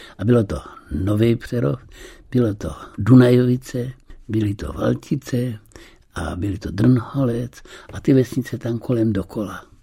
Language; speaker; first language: Czech; early bilingual, heritage; Czech